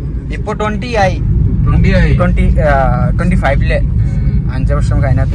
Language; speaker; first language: Malayalam; non-native, learner; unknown